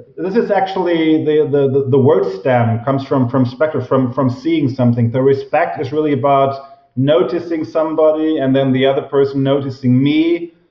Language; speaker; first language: English; non-native, fluent; German